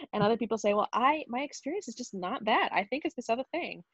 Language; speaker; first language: English; native; English